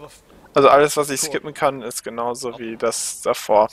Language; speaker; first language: German; native; German